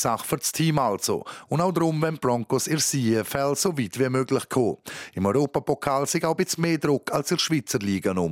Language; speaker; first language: German; native; German